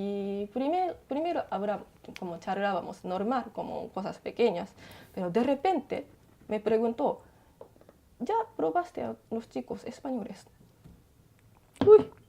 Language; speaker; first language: Spanish; non-native, learner; Japanese